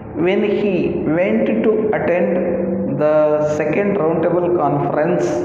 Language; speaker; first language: English; non-native, local second language; Kannada